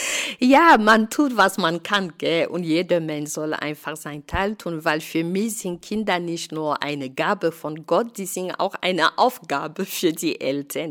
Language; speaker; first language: German; non-native, fluent; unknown